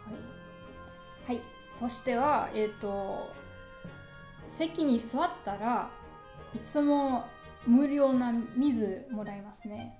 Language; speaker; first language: Japanese; non-native, learner; German